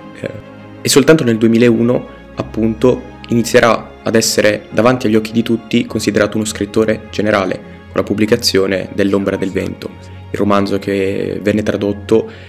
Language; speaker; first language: Italian; native; Italian